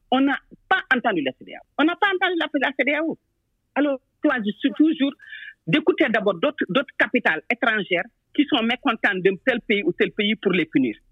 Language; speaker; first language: French; non-native, local second language; Wolof